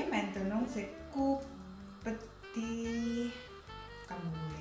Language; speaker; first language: French; non-native, learner; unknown